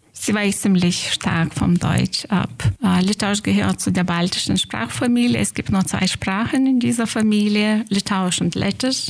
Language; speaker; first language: German; non-native, fluent; Lithuanian